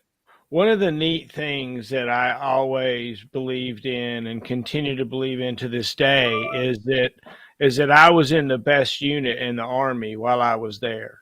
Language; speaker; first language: English; native; English